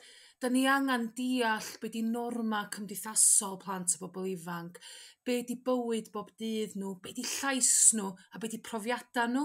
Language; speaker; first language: Welsh; native; Welsh